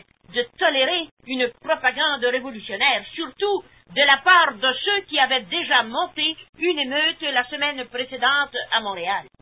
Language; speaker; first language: French; native; French